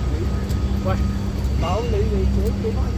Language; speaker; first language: Cantonese; native; Cantonese